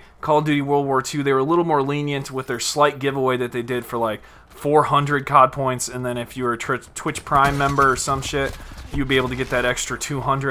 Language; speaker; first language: English; native; English